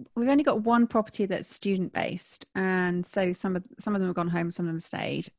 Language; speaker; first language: English; native; English